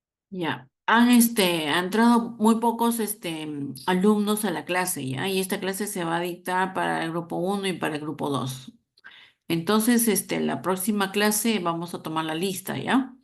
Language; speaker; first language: Spanish; native; Spanish